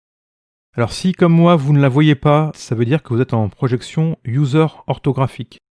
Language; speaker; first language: French; native; French